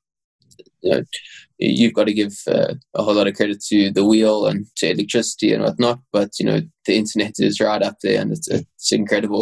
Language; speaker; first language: English; native; English